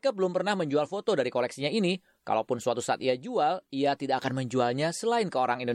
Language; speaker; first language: Indonesian; native; Indonesian